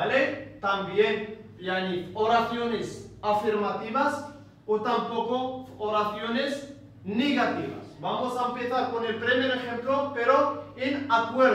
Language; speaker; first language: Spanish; non-native, fluent; Arabic